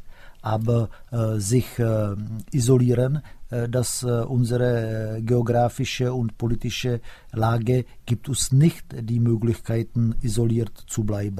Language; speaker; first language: German; non-native, fluent; Czech